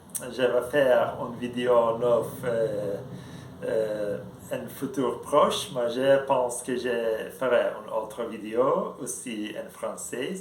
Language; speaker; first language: French; non-native, learner; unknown